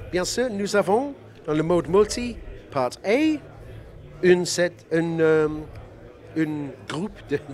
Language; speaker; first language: French; non-native, learner; English